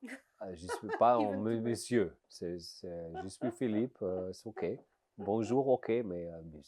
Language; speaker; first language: French; non-native, learner; German